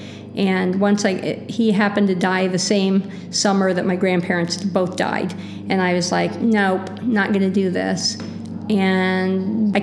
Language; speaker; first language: English; native; English